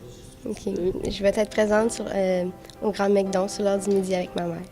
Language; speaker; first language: French; native; French